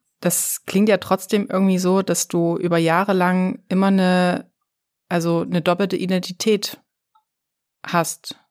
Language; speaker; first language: German; native; German